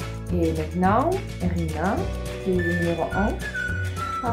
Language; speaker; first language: French; non-native, fluent; Russian